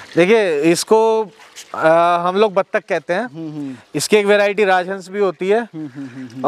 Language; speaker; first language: Hindi; native; Hindi